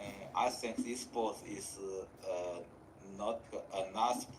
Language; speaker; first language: English; non-native, learner; Chinese